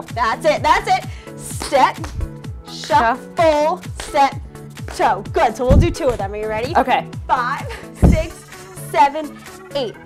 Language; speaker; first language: English; native; English